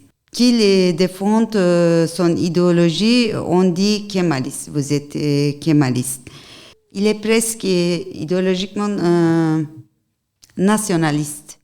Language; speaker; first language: French; non-native, learner; Turkish